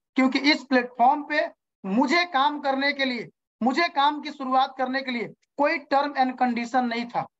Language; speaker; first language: Hindi; native; Hindi